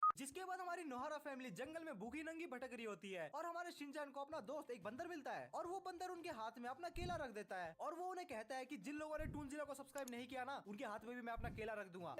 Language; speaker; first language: Hindi; early bilingual, other home language; Nepali